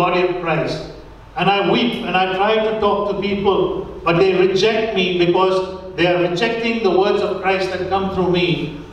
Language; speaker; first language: English; non-native, local second language; Tamil